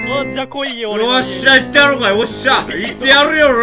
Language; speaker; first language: Japanese; native; Japanese